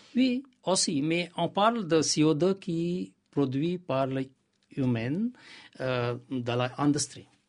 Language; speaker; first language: French; non-native, learner; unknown